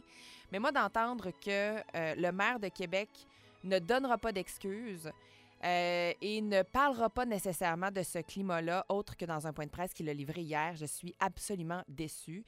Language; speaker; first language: French; native; French